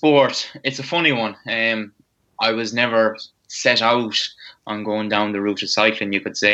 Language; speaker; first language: English; native; English